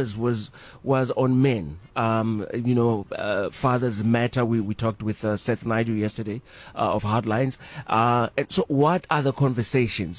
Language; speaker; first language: English; non-native, local second language; Zulu